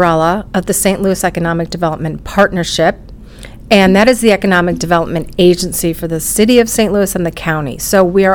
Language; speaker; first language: English; native; English